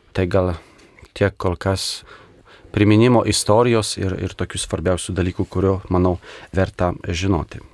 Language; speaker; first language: Lithuanian; non-native, local second language; Polish